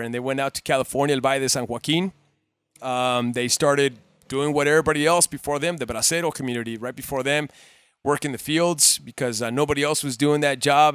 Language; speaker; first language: English; early bilingual, other home language; Spanish